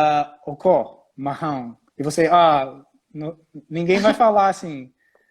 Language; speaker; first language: Portuguese; non-native, fluent; English